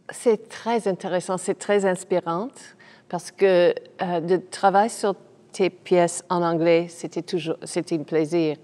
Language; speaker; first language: French; non-native, fluent; English